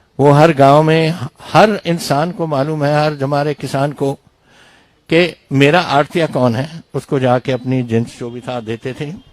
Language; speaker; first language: Hindi; non-native, local second language; Punjabi